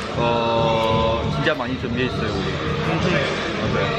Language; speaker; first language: Korean; non-native, learner; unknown